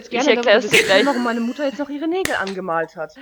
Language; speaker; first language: German; native; German